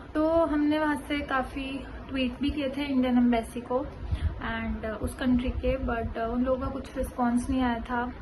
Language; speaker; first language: Hindi; native; Hindi